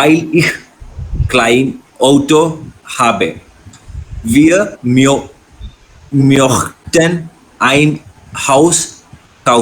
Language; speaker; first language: German; non-native, learner; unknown